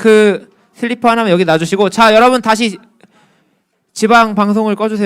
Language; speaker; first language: Korean; native; Korean